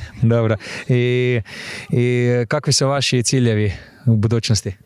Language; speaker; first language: Slovenian; native; Slovenian